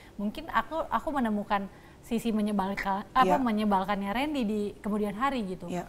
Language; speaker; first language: Indonesian; native; Indonesian